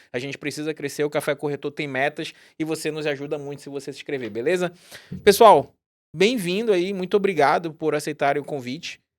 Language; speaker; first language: Portuguese; native; Portuguese